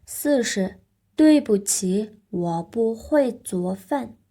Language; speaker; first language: Chinese; non-native, fluent; Mongolian